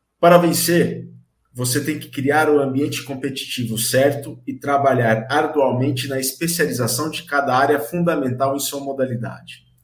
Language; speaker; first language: Portuguese; native; Portuguese